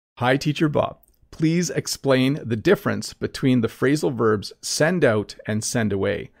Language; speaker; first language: English; native; English